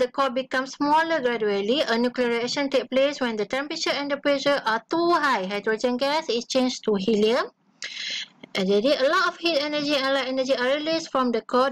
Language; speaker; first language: English; non-native, local second language; Malay